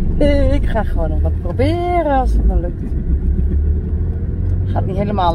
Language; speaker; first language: Dutch; native; Dutch